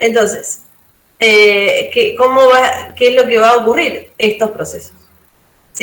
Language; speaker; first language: Spanish; native; Spanish